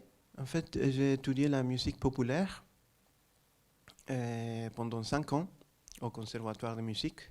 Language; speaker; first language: French; non-native, fluent; Spanish